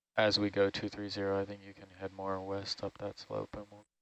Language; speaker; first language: English; native; English